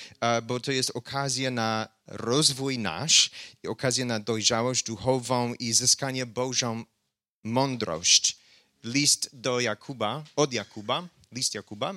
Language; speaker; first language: Polish; non-native, fluent; English